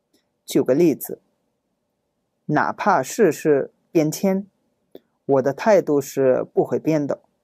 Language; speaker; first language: Chinese; non-native, fluent; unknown